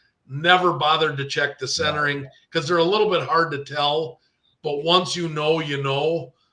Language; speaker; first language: English; native; English